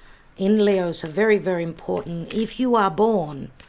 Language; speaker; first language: English; native; English